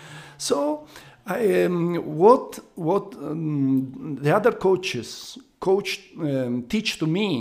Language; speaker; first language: English; non-native, learner; Italian